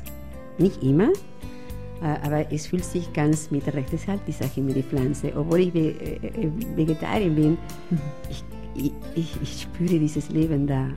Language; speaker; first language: German; non-native, fluent; Spanish